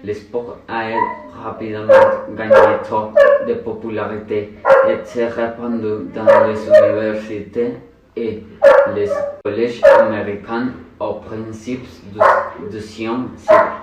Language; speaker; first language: French; non-native, learner; Spanish